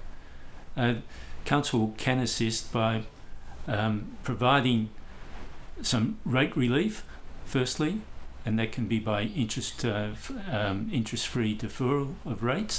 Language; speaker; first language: English; native; English